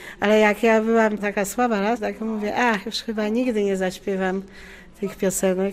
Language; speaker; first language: Polish; native; Polish